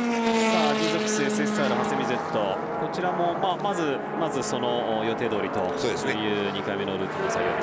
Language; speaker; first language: Japanese; native; Japanese